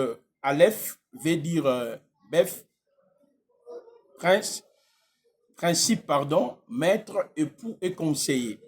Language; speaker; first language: French; non-native, local second language; Lingala